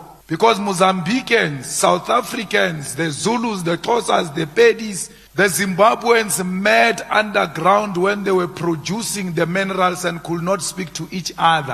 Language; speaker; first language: English; non-native, local second language; Northern Sotho